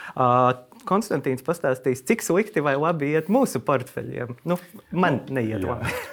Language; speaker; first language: Latvian; native; Latvian